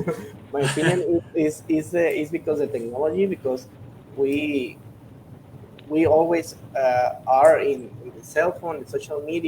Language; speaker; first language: English; non-native, learner; Spanish